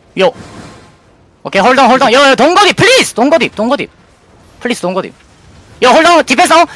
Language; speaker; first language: English; non-native, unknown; Korean